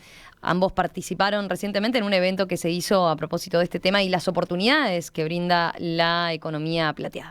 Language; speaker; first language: Spanish; native; Spanish